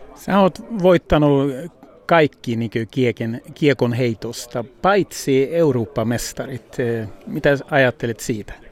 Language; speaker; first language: Finnish; early bilingual, heritage; Finnish